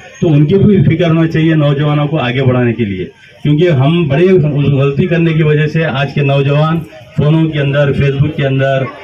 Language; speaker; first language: Hindi; non-native, local second language; Urdu